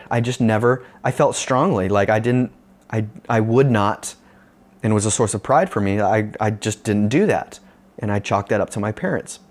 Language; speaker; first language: English; native; English